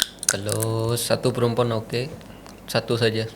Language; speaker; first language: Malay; non-native, learner; Punjabi